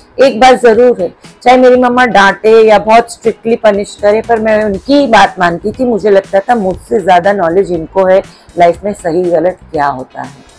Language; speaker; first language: Hindi; non-native, local second language; Marathi